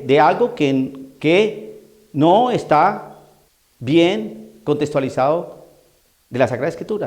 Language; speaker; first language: Spanish; native; Spanish